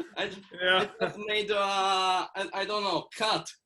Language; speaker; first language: English; non-native, learner; Japanese